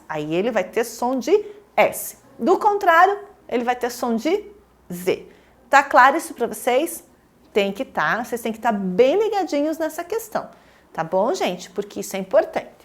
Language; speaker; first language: Portuguese; native; Portuguese